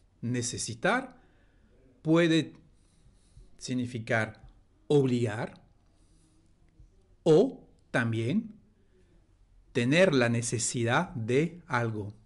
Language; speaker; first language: Spanish; non-native, fluent; French